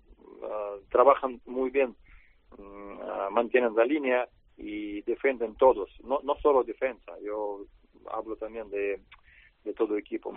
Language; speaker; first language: Spanish; non-native, learner; Russian